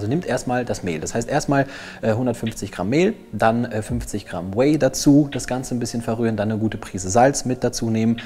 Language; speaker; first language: German; native; German